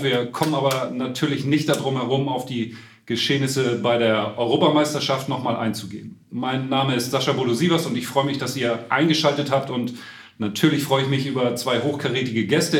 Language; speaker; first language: German; native; German